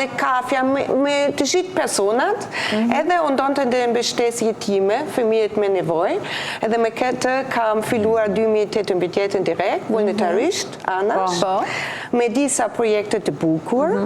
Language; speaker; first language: Albanian; non-native, fluent; German